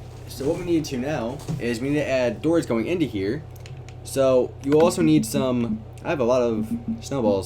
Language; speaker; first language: English; native; English